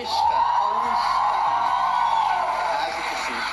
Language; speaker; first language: Portuguese; non-native, fluent; Spanish